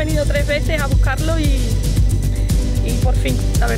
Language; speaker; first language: Spanish; native; Spanish